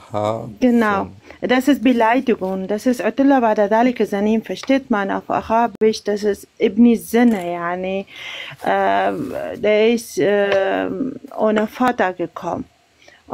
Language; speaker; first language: German; non-native, learner; Arabic